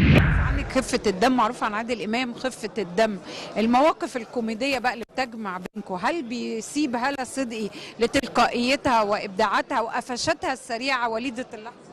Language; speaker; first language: Egyptian Arabic; native; Egyptian Arabic